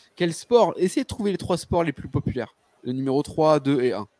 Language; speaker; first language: French; native; French